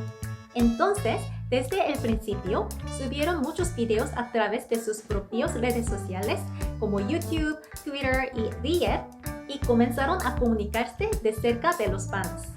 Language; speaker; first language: Spanish; non-native, fluent; Korean